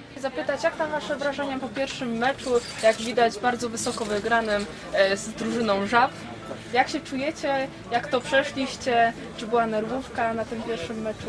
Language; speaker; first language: Polish; native; Polish